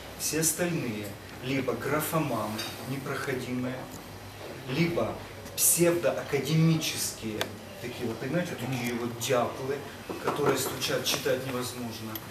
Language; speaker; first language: Russian; native; Russian